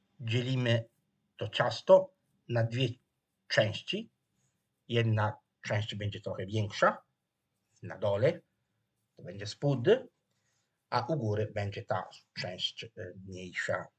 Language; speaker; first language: Polish; non-native, fluent; Italian